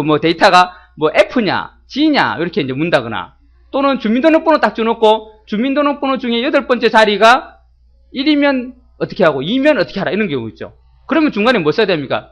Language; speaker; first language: Korean; native; Korean